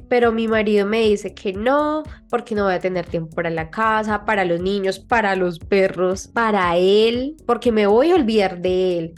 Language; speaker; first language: Spanish; native; Spanish